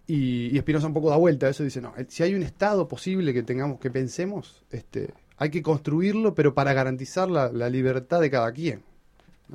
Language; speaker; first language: Spanish; native; Spanish